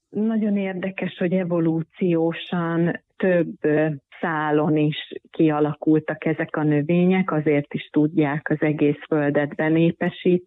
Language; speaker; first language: Hungarian; native; Hungarian